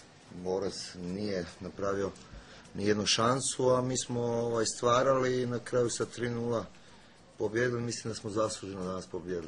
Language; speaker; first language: Bosnian; native; Bosnian